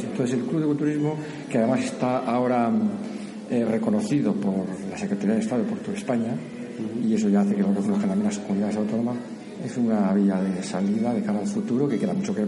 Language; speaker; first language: Spanish; native; Spanish